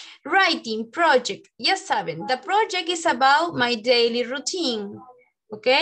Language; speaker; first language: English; non-native, fluent; Spanish